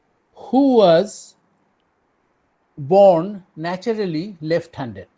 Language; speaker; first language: English; non-native, local second language; Bangla